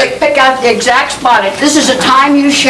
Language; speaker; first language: English; native; English